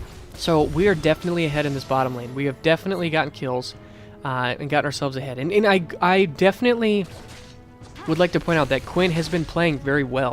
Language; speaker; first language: English; native; English